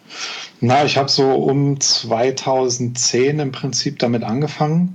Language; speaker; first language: German; native; German